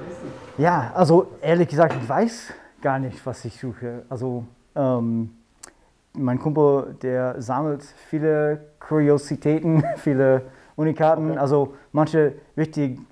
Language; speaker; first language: German; non-native, fluent; English